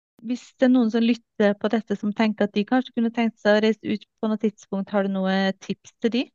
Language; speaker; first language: Norwegian; native; Norwegian